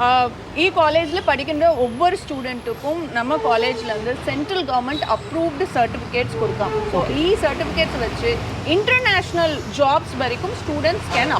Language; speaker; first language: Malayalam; non-native, learner; Tamil